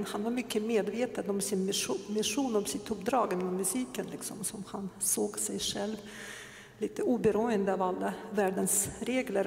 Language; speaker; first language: Swedish; non-native, fluent; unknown